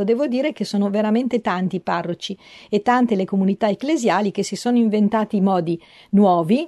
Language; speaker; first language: Italian; native; Italian